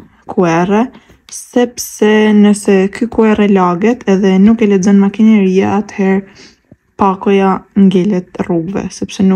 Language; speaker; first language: Albanian; native; Albanian